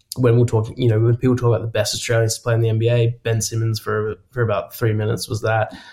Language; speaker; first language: English; native; English